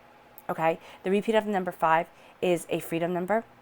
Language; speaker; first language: English; native; English